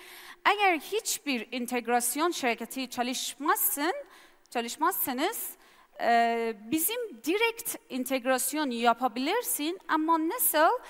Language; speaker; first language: Turkish; non-native, learner; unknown